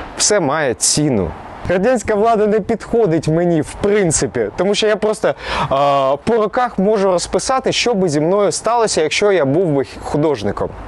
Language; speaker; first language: Ukrainian; non-native, local second language; Russian